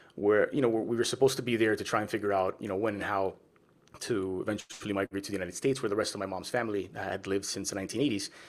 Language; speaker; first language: English; early bilingual, other home language; Spanish